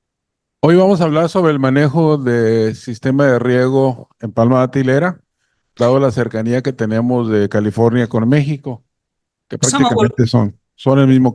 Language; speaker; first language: Spanish; native; Spanish